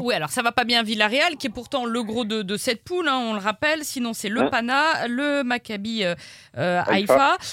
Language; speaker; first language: French; native; French